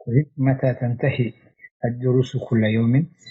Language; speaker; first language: Arabic; non-native, fluent; Tigrinya